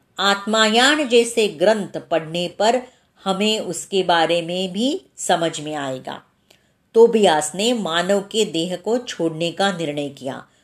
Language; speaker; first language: Hindi; non-native, local second language; Marathi